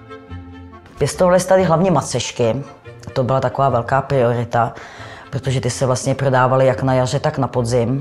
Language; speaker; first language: Czech; native; Czech